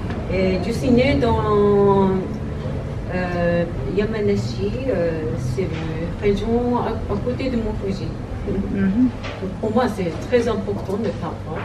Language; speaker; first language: French; non-native, learner; Japanese